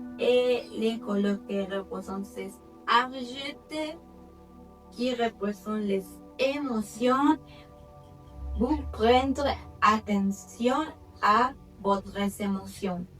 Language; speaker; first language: French; non-native, learner; Spanish